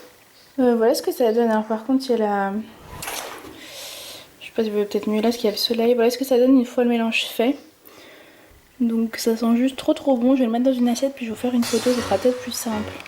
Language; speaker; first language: French; native; French